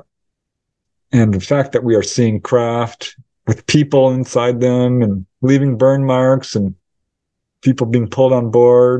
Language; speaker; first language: English; native; English